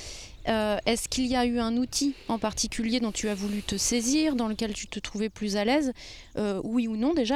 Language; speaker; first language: French; native; French